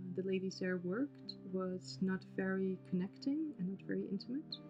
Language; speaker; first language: English; non-native, fluent; Dutch